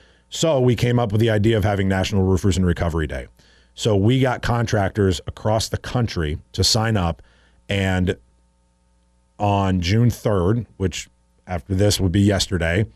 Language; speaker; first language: English; native; English